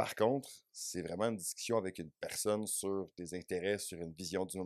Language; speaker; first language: French; native; French